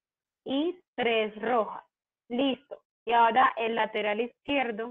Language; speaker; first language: Spanish; native; Spanish